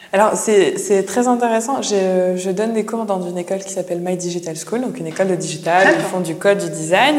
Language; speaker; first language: French; native; French